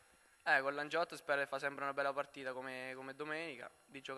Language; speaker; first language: Italian; native; Italian